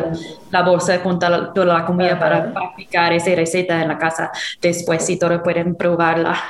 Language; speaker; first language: Spanish; non-native, fluent; English